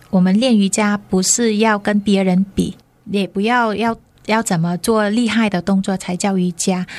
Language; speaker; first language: Chinese; non-native, fluent; Vietnamese